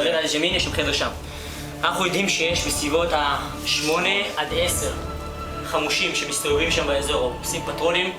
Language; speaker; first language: Hebrew; native; Hebrew